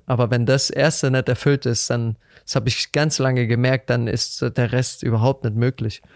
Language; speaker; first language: German; native; German